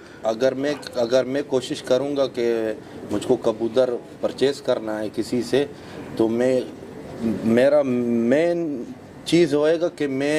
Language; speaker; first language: Hindi; non-native, learner; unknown